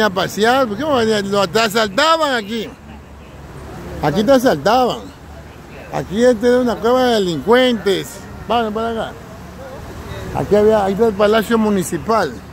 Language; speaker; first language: Spanish; native; Spanish